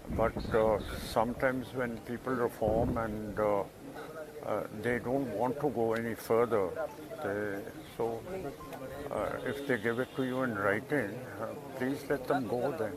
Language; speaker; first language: English; non-native, local second language; Punjabi